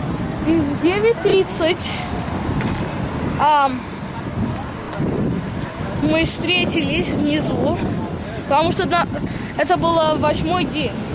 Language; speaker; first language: Russian; early bilingual, heritage; Russian